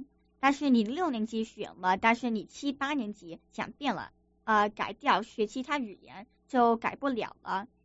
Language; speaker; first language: Chinese; early bilingual, other home language; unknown